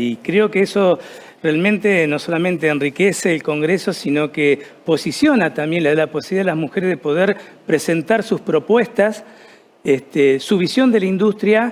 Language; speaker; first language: Spanish; native; Spanish